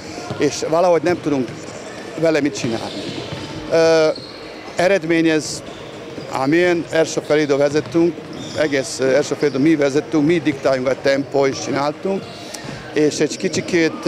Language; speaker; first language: Hungarian; non-native, learner; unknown